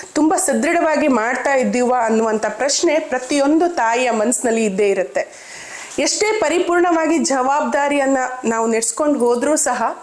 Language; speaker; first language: Kannada; native; Kannada